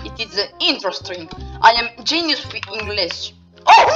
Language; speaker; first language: English; non-native, learner; Italian